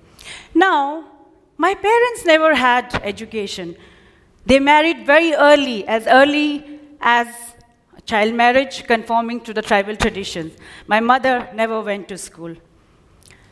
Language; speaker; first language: English; non-native, local second language; Nyishi